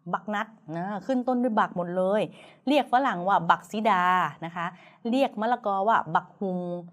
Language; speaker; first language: Thai; native; Thai